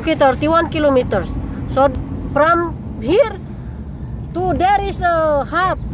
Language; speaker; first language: English; non-native, local second language; Filipino